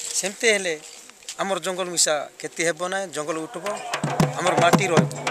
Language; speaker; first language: Odia; non-native, local second language; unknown